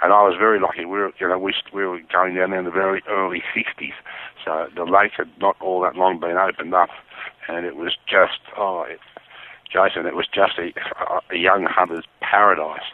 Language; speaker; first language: English; native; English